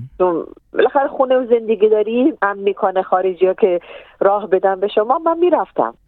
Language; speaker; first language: Persian; non-native, fluent; Arabic